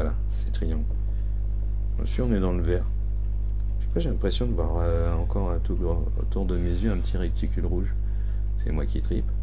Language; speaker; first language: French; native; French